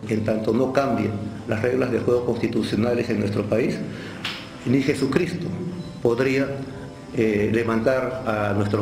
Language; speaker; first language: Spanish; native; Spanish